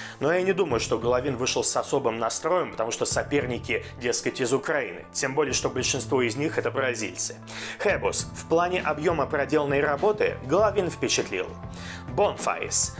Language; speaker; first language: Russian; native; Russian